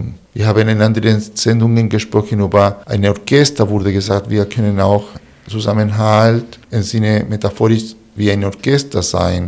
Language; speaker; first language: German; non-native, fluent; Spanish